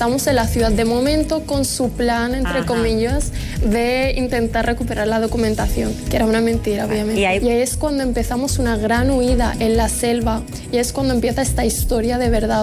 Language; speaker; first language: Spanish; early bilingual, other home language; Arabic